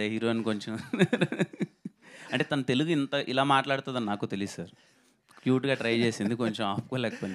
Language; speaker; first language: Telugu; native; Telugu